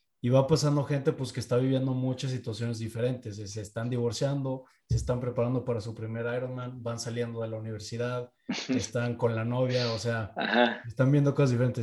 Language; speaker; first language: Spanish; native; Spanish